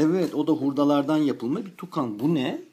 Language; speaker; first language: Turkish; native; Turkish